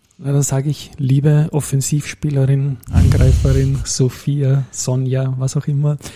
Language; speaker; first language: German; native; German